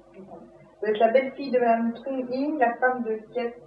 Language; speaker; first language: French; native; French